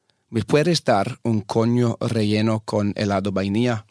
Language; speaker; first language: Spanish; non-native, learner; English